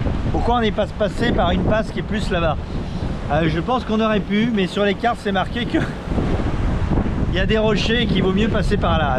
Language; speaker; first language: French; native; French